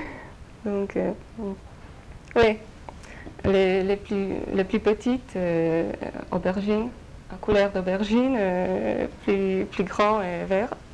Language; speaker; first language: French; non-native, fluent; Polish